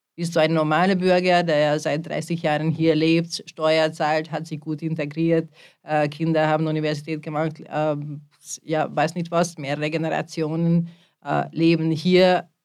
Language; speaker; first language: German; non-native, fluent; Hungarian